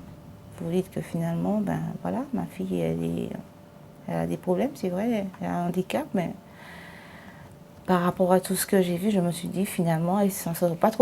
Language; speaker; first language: French; native; French